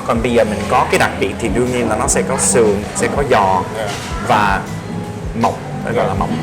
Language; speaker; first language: Vietnamese; non-native, fluent; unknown